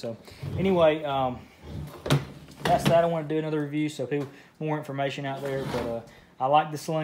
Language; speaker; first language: English; native; English